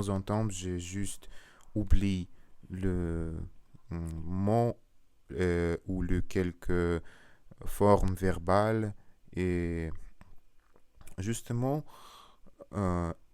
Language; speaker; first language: French; non-native, learner; Russian